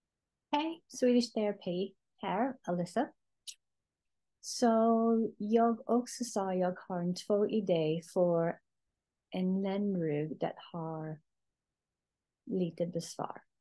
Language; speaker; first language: Swedish; non-native, learner; English